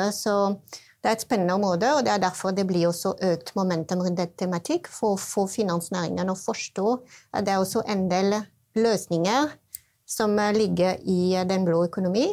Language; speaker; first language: Norwegian; non-native, fluent; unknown